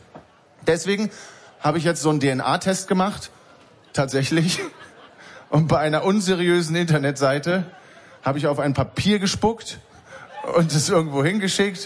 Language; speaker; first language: German; native; German